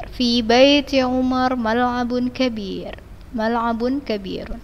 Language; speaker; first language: Arabic; non-native, fluent; Indonesian